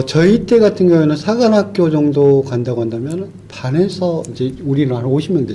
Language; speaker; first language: Korean; native; Korean